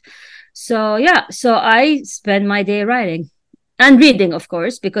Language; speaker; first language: English; non-native, fluent; Arabic